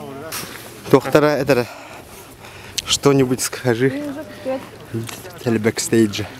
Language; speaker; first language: Russian; non-native, local second language; Yakut